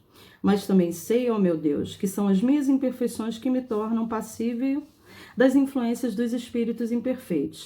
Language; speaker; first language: Portuguese; native; Portuguese